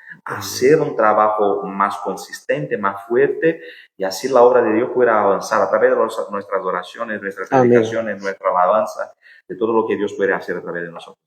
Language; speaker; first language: Spanish; non-native, fluent; Portuguese